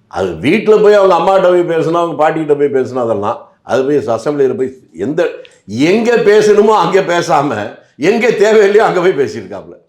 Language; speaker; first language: Tamil; native; Tamil